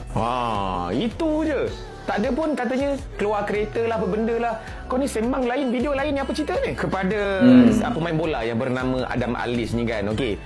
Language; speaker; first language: Malay; native; Malay